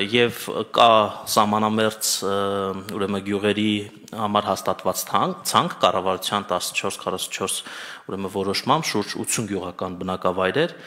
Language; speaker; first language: Armenian; native; Armenian